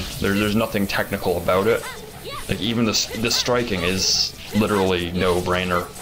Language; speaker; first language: English; native; English